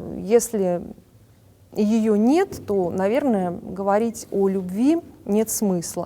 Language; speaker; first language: Russian; native; Russian